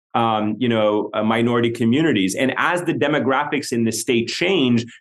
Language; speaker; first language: English; non-native, fluent; Arabic